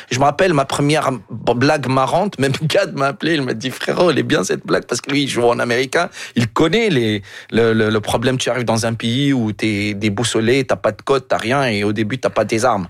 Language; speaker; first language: French; non-native, local second language; Arabic